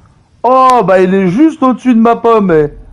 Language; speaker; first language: French; native; French